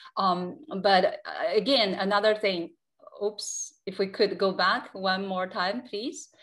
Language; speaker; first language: English; non-native, fluent; Chinese